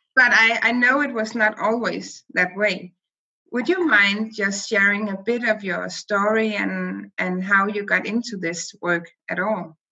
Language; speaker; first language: English; non-native, fluent; Danish